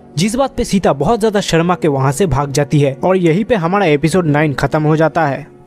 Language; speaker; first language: Hindi; native; Hindi